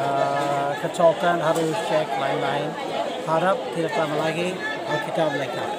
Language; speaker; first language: Indonesian; non-native, fluent; English